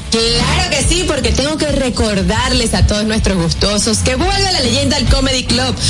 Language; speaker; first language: Spanish; native; Spanish